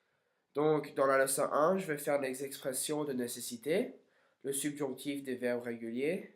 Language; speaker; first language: French; non-native, learner; English